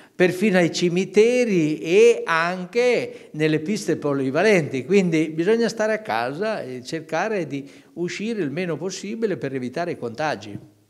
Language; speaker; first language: Italian; native; Italian